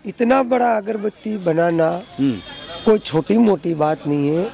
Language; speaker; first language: Hindi; non-native, local second language; Gujarati